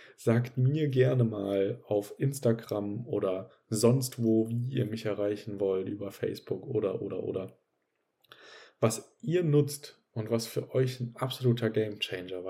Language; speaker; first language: German; native; German